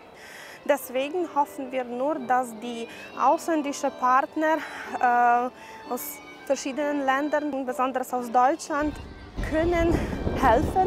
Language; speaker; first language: German; early bilingual, heritage; German